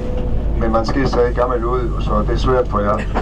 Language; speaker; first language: Danish; non-native, fluent; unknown